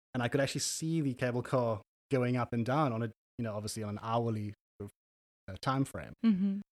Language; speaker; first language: English; native; English